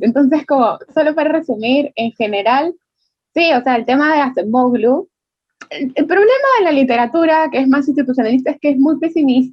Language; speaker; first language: Spanish; native; Spanish